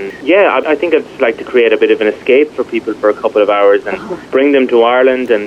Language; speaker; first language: English; native; English